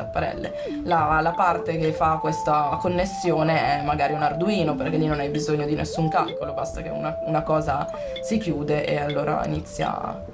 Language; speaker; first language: Italian; native; Italian